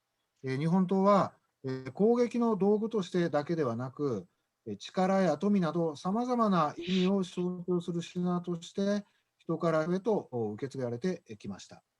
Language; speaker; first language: Japanese; native; Japanese